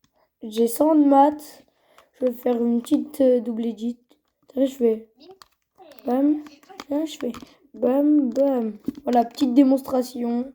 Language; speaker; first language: French; native; French